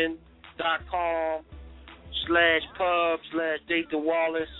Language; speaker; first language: English; native; English